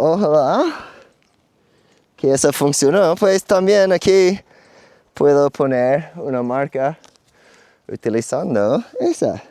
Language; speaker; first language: Spanish; non-native, fluent; English